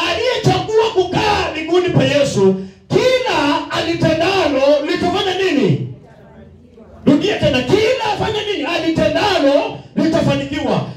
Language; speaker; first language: Swahili; non-native, local second language; Luyia